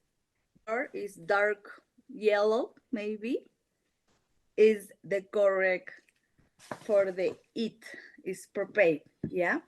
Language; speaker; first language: English; non-native, learner; Spanish